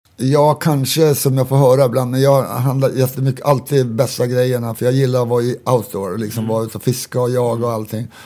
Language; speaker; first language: Swedish; native; Swedish